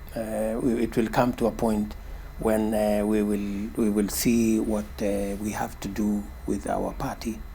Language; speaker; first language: English; non-native, local second language; Kalenjin